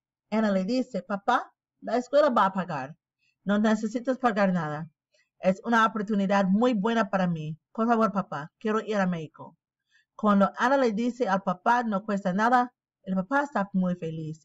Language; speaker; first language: Spanish; non-native, learner; English